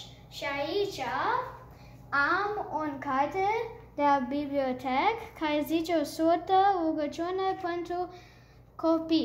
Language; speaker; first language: Romanian; early bilingual, heritage; Romanian